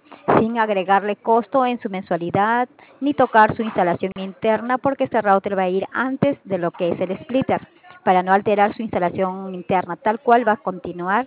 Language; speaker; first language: Spanish; native; Spanish